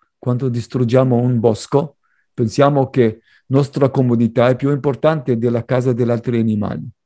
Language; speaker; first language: Italian; non-native, fluent; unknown